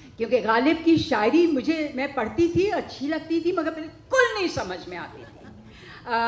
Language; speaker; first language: Urdu; non-native, local second language; English